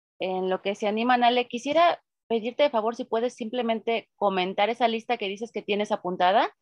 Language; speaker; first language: Spanish; native; Spanish